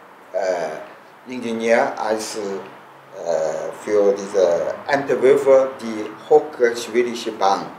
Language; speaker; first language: German; non-native, learner; Chinese